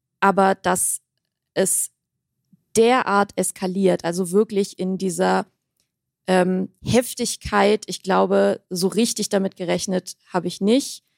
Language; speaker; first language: German; early bilingual, other home language; Armenian